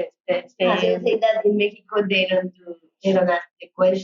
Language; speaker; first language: English; non-native, learner; Spanish